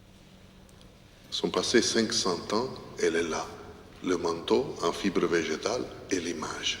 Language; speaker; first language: French; non-native, fluent; Italian